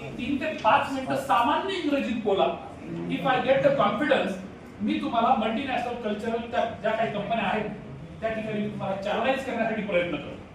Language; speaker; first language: Marathi; native; Marathi